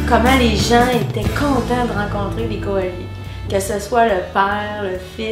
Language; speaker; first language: French; native; French